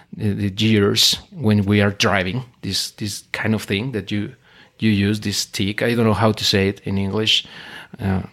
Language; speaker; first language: English; non-native, fluent; Spanish